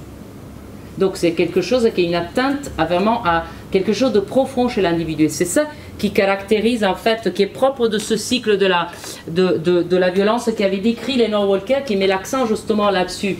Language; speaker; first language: French; native; French